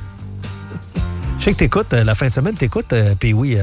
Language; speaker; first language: French; native; French